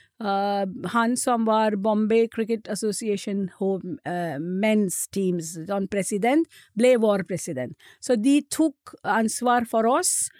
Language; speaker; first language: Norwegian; non-native, fluent; Marathi